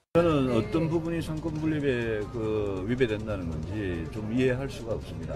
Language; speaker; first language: Korean; native; Korean